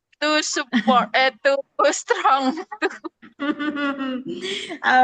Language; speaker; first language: English; non-native, learner; Indonesian